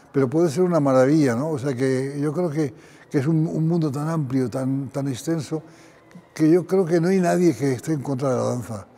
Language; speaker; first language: Spanish; native; Spanish